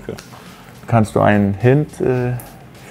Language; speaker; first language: German; non-native, fluent; Danish